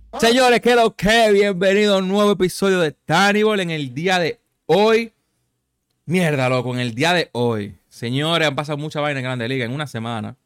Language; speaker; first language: Spanish; native; Spanish